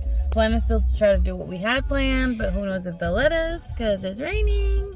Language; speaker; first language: English; early bilingual, other home language; Spanish